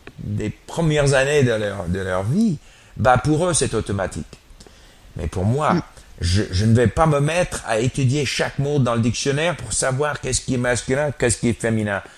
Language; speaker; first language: French; non-native, fluent; English